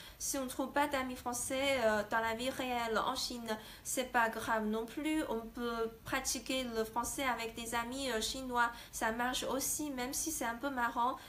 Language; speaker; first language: French; non-native, fluent; Chinese